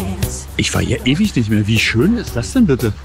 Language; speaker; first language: German; native; German